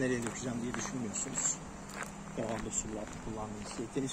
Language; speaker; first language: Turkish; native; Turkish